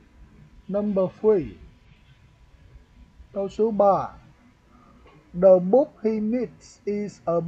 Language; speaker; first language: English; non-native, fluent; Vietnamese